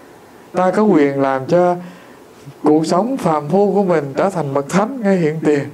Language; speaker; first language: Vietnamese; native; Vietnamese